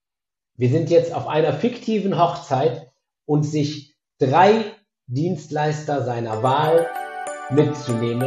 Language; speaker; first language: German; native; German